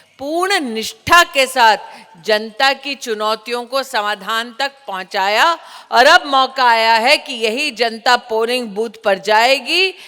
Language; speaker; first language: Hindi; native; Hindi